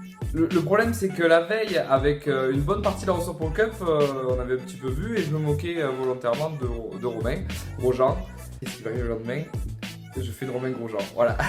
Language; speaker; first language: French; native; French